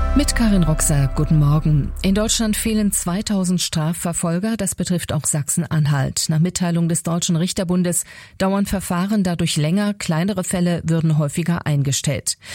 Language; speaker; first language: German; native; German